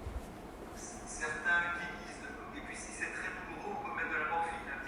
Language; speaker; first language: French; native; French